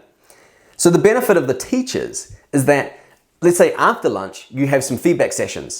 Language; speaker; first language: English; native; English